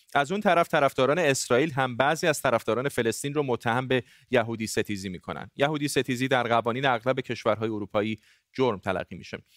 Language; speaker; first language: Persian; native; Persian